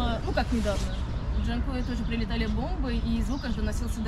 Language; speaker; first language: Russian; native; Russian